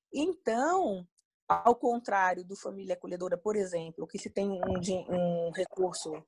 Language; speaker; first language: Portuguese; native; Portuguese